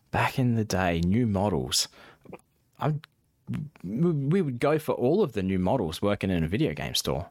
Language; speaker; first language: English; native; English